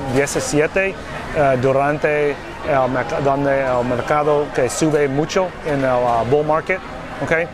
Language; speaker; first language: Spanish; non-native, learner; English